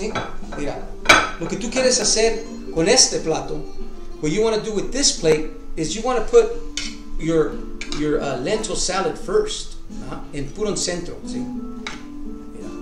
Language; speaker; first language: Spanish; early bilingual, other home language; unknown